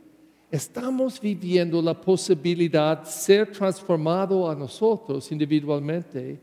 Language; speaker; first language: Spanish; non-native, learner; English